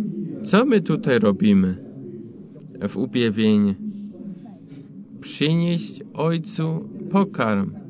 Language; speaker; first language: Polish; non-native, fluent; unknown